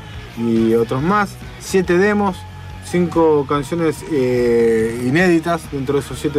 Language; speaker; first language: Spanish; native; Spanish